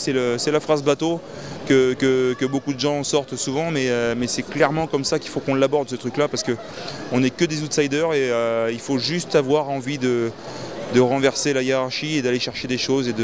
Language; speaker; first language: French; native; French